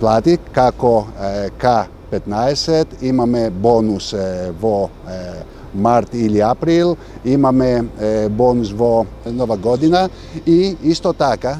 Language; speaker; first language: Macedonian; non-native, learner; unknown